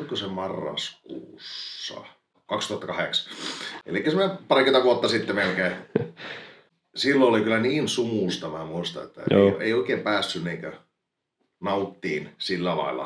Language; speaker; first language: Finnish; native; Finnish